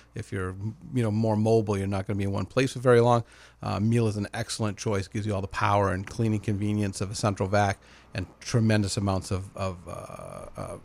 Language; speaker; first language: English; native; English